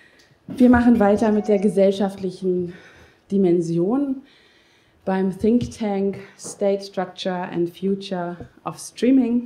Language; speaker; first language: German; native; German